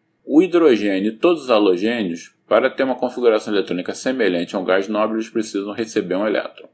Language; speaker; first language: Portuguese; native; Portuguese